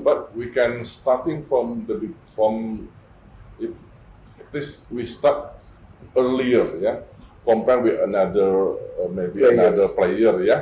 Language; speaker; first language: English; non-native, fluent; Indonesian